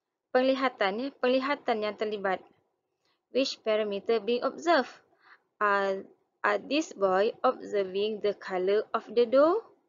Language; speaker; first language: English; non-native, local second language; Malay